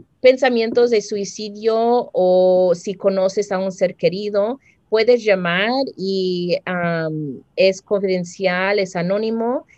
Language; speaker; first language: Spanish; early bilingual, heritage; Spanish